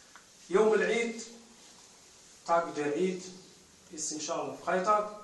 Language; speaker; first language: German; non-native, fluent; Arabic